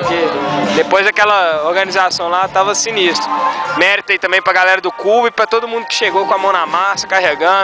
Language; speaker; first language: Portuguese; native; Portuguese